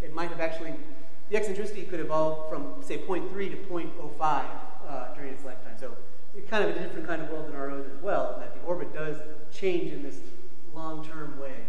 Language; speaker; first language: English; native; English